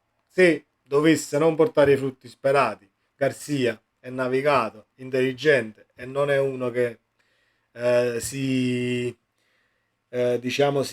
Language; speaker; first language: Italian; native; Italian